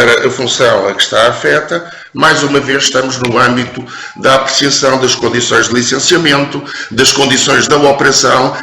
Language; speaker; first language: Portuguese; native; Portuguese